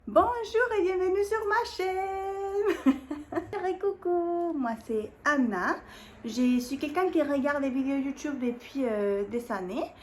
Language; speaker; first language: French; non-native, fluent; Spanish